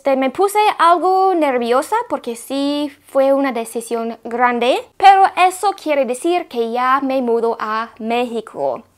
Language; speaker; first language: Spanish; non-native, fluent; English